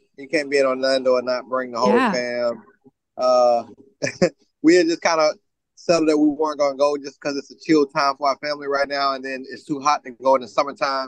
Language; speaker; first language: English; native; English